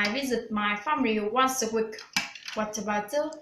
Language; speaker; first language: English; non-native, learner; Vietnamese